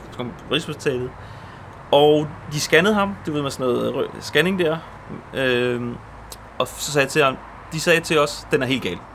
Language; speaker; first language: Danish; early bilingual, other home language; Polish